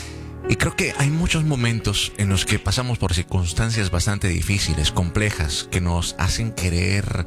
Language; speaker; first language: Spanish; native; Spanish